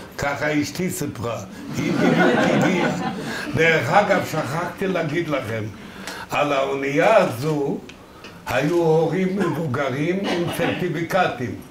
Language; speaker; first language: Hebrew; non-native, fluent; Yiddish